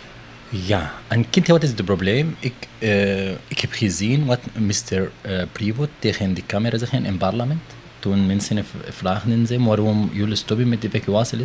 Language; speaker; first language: Dutch; non-native, learner; Arabic